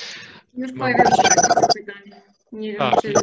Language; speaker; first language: Polish; native; Polish